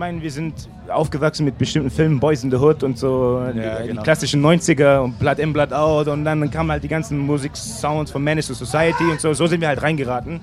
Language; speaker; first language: German; native; German